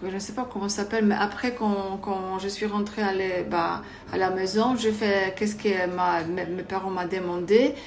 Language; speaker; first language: French; non-native, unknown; Polish